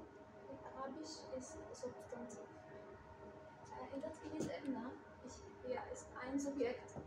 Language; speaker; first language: German; non-native, learner; Arabic